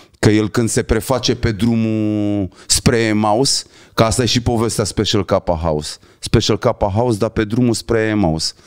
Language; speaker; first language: Romanian; native; Romanian